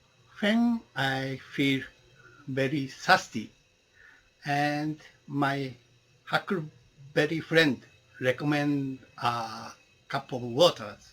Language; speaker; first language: English; non-native, learner; Japanese